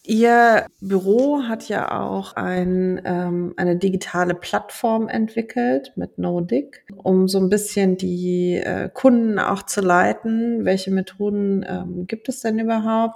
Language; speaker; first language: German; native; German